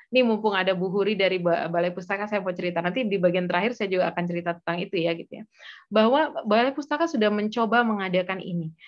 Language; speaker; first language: Indonesian; native; Indonesian